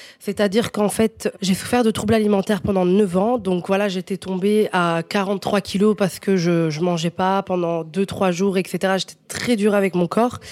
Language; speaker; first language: French; non-native, fluent; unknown